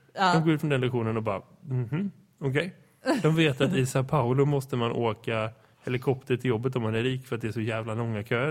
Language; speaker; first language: Swedish; native; Swedish